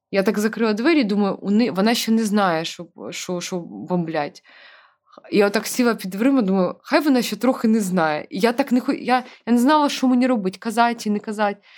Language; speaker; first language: Ukrainian; non-native, local second language; Russian